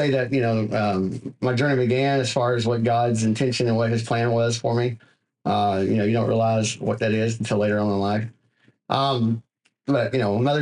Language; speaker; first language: English; native; English